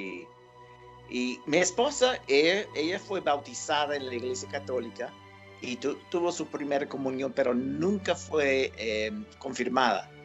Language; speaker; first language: Spanish; non-native, fluent; English